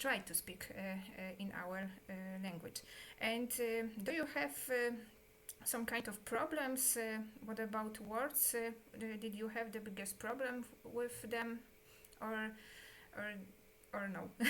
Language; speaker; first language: English; non-native, learner; Polish